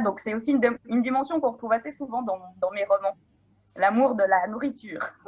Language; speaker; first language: French; native; French